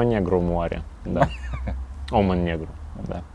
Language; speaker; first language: Romanian; non-native, local second language; Russian